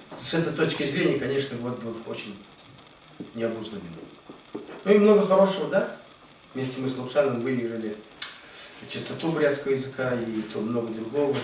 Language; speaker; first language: Russian; non-native, local second language; Buriat